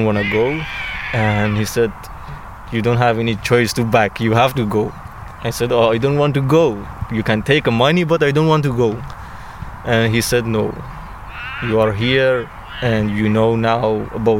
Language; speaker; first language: English; non-native, learner; Persian